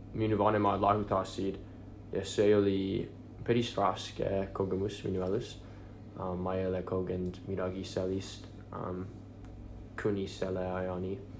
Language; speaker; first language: Estonian; non-native, fluent; English